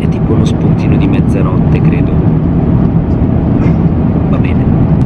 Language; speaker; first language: Italian; native; Italian